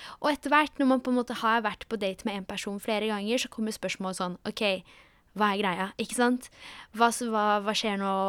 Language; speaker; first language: Norwegian; early bilingual, other home language; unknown